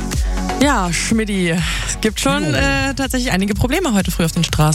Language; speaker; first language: German; native; German